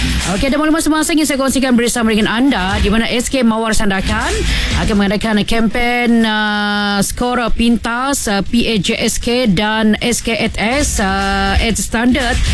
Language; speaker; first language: Malay; native; Malay